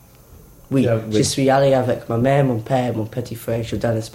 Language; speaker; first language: French; non-native, learner; English